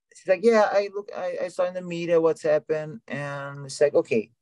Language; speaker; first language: English; non-native, learner; Portuguese